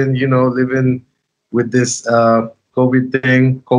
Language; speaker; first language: English; non-native, local second language; Sinhala